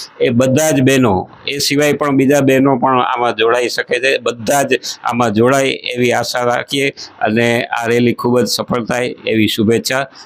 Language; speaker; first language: Gujarati; native; Gujarati